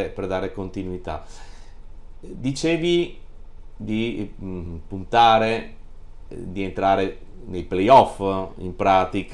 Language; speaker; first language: Italian; native; Italian